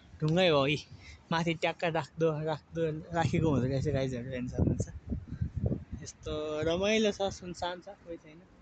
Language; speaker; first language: Nepali; non-native, local second language; Eastern Tamang